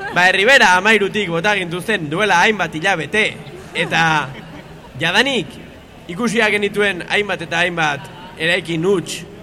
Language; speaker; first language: Basque; native; Basque